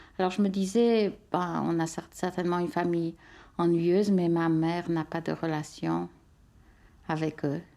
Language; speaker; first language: French; non-native, fluent; Polish